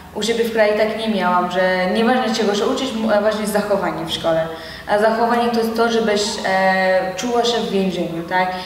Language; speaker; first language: Polish; non-native, learner; Persian